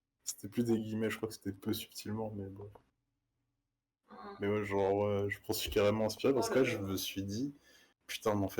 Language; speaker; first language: French; native; French